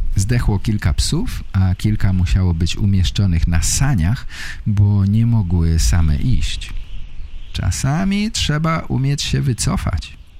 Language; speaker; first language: Polish; native; Polish